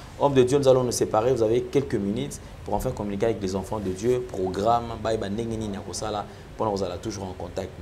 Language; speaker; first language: French; non-native, local second language; Lingala